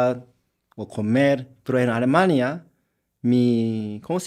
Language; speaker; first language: Spanish; non-native, learner; Japanese